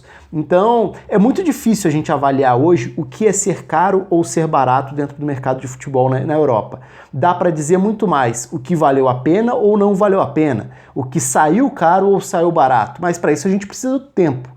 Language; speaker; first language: Portuguese; native; Portuguese